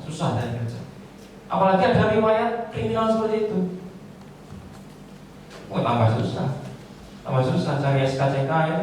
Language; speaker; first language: Indonesian; native; Indonesian